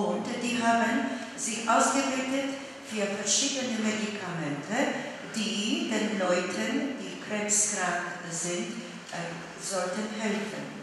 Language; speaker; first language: German; non-native, fluent; Polish